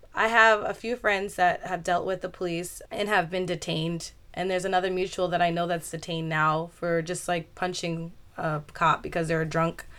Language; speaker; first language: English; native; English